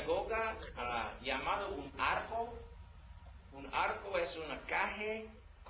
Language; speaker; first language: Spanish; non-native, learner; English